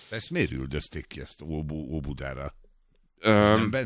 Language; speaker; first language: Hungarian; native; Hungarian